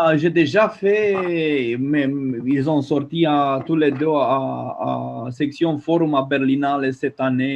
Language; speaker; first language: French; non-native, fluent; Romanian